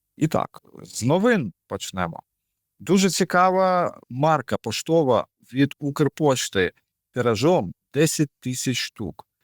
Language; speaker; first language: Ukrainian; native; Ukrainian